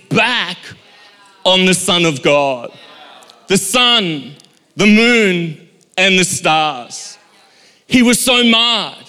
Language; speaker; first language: English; native; English